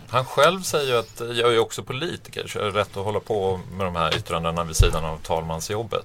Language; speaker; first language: Swedish; native; Swedish